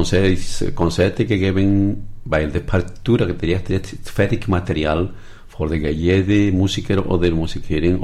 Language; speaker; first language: German; non-native, learner; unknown